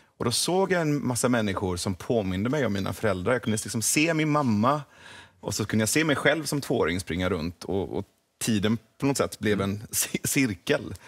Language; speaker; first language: Swedish; early bilingual, other home language; Persian